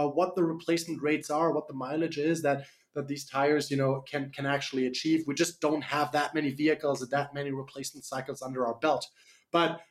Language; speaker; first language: English; non-native, fluent; German